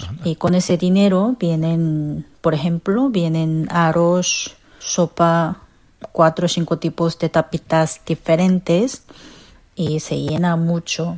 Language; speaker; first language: Spanish; non-native, fluent; Korean